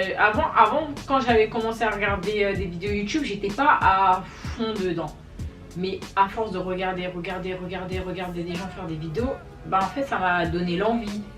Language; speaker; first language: French; native; French